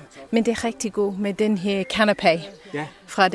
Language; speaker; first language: Danish; non-native, learner; English